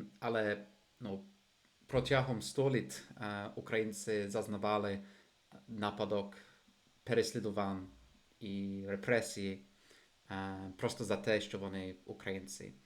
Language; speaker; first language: Ukrainian; non-native, fluent; English